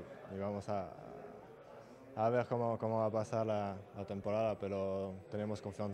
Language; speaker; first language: Spanish; non-native, learner; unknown